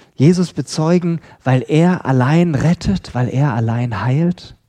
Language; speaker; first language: German; native; German